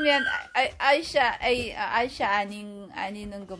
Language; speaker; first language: Korean; non-native, fluent; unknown